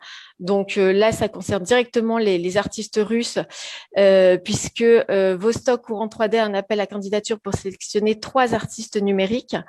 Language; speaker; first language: French; native; French